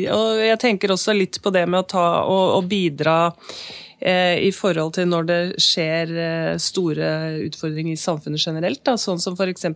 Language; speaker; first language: Norwegian; native; Norwegian